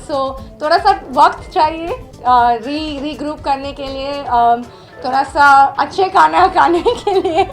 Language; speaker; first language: Hindi; non-native, local second language; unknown